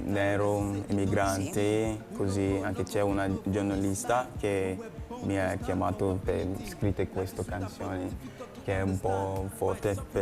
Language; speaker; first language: Italian; non-native, learner; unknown